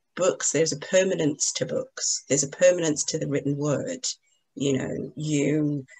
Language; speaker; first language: English; native; English